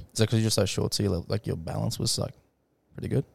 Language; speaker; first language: English; native; English